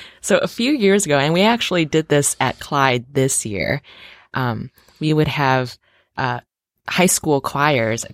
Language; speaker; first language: English; native; English